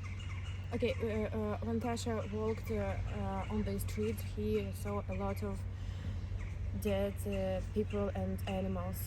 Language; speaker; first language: English; non-native, learner; Ukrainian